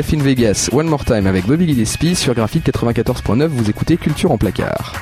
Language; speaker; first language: French; native; French